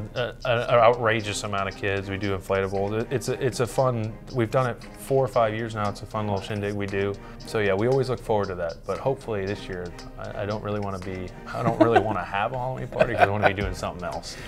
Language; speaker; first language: English; native; English